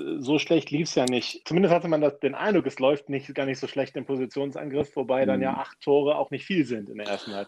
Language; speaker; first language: German; native; German